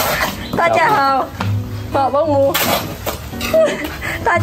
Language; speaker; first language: Chinese; non-native, fluent; Lao